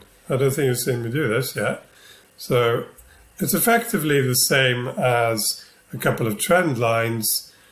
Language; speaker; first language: English; native; English